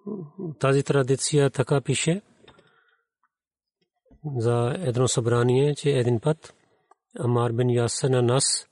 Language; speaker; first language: Bulgarian; non-native, learner; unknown